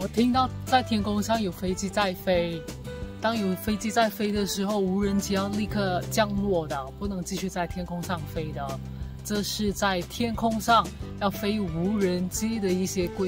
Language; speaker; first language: Chinese; native; Chinese